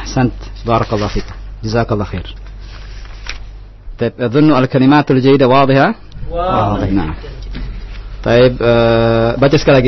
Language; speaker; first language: Arabic; non-native, fluent; Indonesian